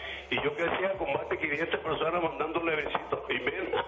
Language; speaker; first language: Spanish; native; Spanish